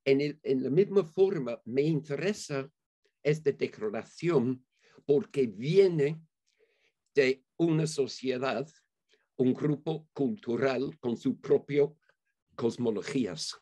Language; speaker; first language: Spanish; non-native, fluent; English